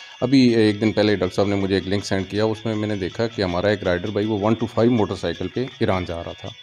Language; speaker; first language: Urdu; non-native, local second language; Punjabi